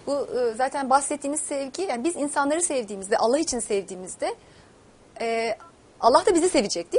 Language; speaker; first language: Turkish; native; Turkish